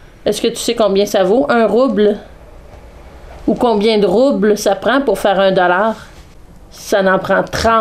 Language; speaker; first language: French; native; French